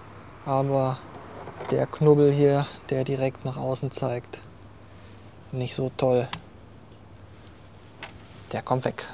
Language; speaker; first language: German; native; German